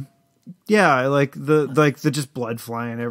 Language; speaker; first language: English; native; English